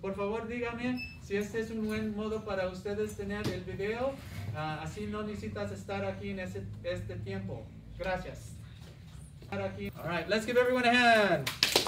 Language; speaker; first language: Spanish; non-native, learner; English